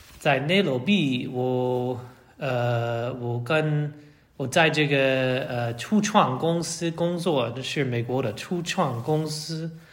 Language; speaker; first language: Chinese; non-native, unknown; English